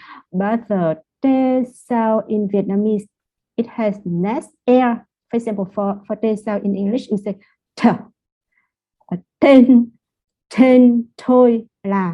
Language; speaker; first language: English; non-native, fluent; Vietnamese